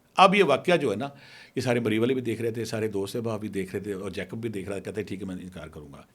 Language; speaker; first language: Urdu; non-native, local second language; Punjabi